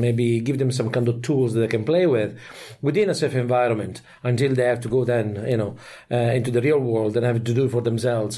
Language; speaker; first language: English; non-native, fluent; Italian